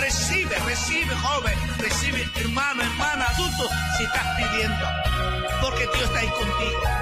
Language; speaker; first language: Spanish; native; Spanish